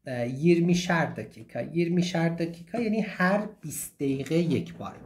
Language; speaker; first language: Turkish; non-native, fluent; Persian